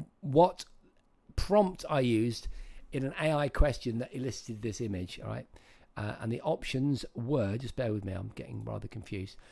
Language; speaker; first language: English; native; English